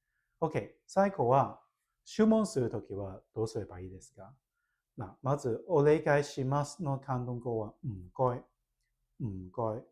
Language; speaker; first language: Japanese; non-native, fluent; Cantonese